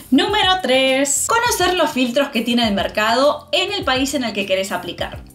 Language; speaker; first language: Spanish; native; Spanish